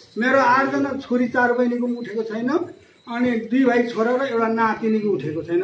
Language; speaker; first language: Nepali; native; Nepali